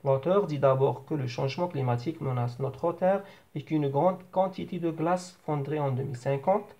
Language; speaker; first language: French; non-native, local second language; Arabic